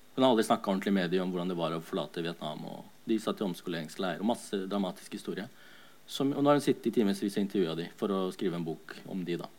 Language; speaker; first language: Norwegian; early bilingual, other home language; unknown